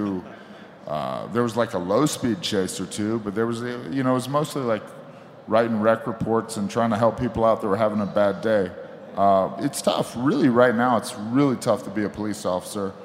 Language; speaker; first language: English; native; English